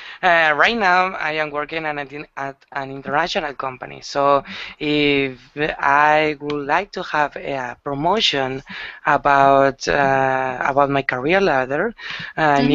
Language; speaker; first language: English; non-native, learner; Spanish